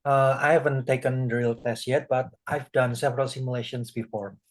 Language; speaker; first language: English; non-native, fluent; Indonesian